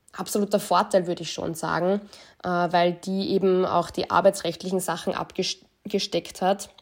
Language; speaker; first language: German; native; German